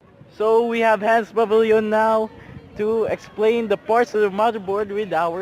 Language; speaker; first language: English; non-native, learner; Filipino